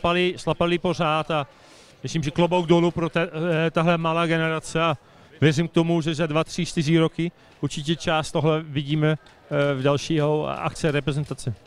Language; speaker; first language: Czech; early bilingual, heritage; Czech